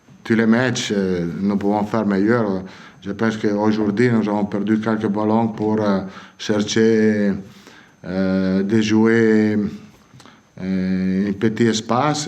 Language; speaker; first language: French; non-native, fluent; Italian